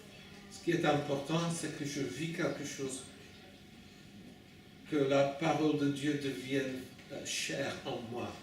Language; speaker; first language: French; non-native, fluent; English